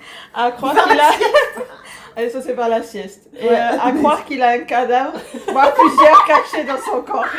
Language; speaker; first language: French; native; French